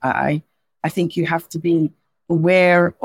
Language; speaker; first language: English; non-native, fluent; Dutch